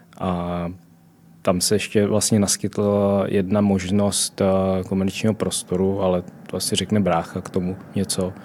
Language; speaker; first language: Czech; early bilingual, other home language; Vietnamese